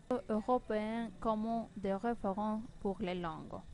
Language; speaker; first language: French; non-native, learner; Spanish